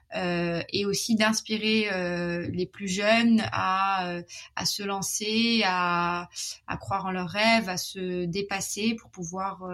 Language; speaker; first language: French; non-native, local second language; Arabic